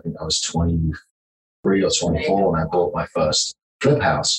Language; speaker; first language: English; native; English